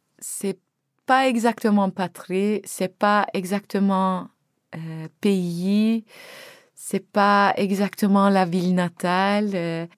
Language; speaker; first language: French; non-native, fluent; Turkish